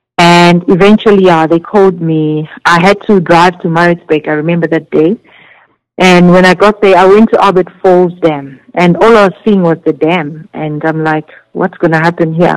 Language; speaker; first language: English; non-native, local second language; Zulu